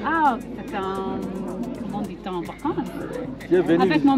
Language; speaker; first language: French; non-native, learner; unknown